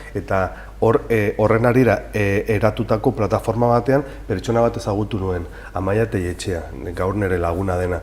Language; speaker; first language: Basque; non-native, local second language; Spanish